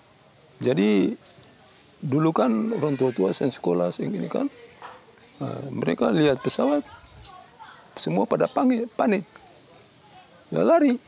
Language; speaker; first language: Indonesian; non-native, local second language; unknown